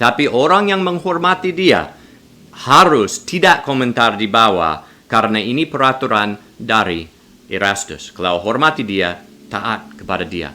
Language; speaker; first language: Indonesian; non-native, learner; English